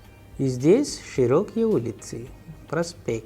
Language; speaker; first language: Russian; non-native, fluent; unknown